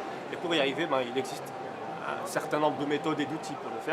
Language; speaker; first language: French; native; French